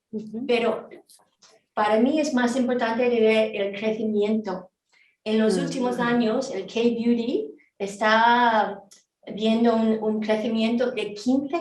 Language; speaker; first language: Spanish; non-native, fluent; Korean